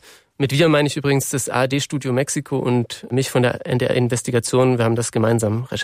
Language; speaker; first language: German; native; German